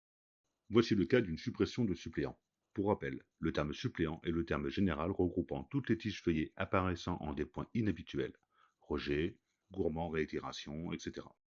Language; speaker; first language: French; native; French